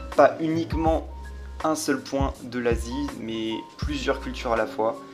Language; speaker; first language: French; native; French